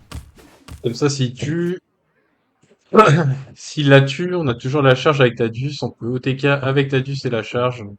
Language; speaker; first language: French; native; French